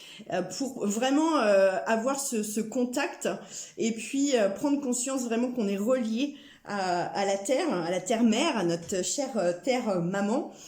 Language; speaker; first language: French; native; French